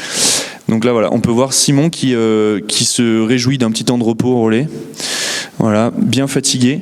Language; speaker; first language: French; native; French